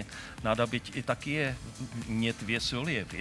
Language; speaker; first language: Russian; non-native, learner; Czech